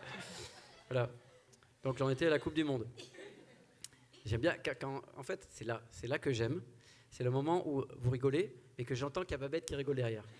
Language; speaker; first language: French; native; French